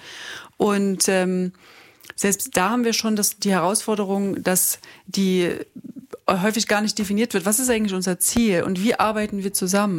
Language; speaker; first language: German; native; German